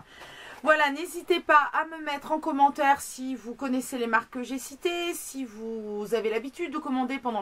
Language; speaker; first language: French; native; French